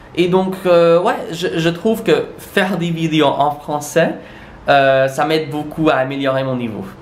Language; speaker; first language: French; non-native, local second language; English